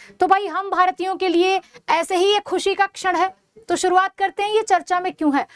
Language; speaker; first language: Hindi; native; Hindi